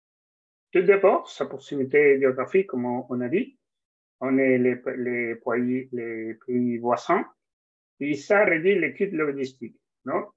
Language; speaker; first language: French; non-native, fluent; Spanish